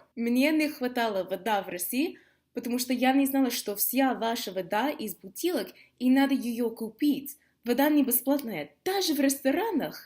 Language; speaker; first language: Russian; non-native, fluent; English